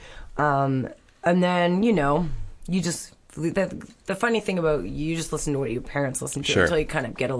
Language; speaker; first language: English; native; English